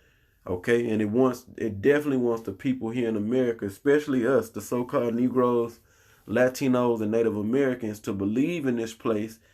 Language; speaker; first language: English; native; English